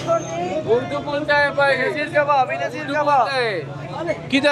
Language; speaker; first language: Hindi; non-native, learner; Persian